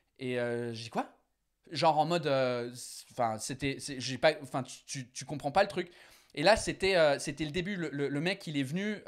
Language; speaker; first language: French; non-native, fluent; English